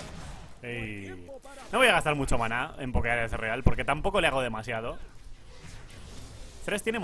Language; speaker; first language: Spanish; native; Spanish